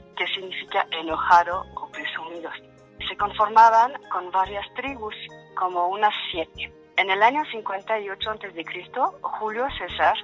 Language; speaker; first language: Spanish; non-native, fluent; French